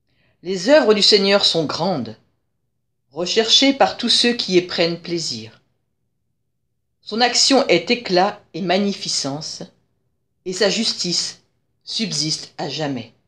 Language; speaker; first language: French; native; French